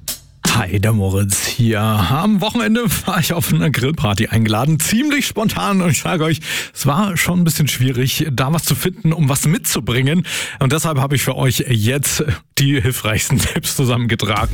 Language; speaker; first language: German; native; German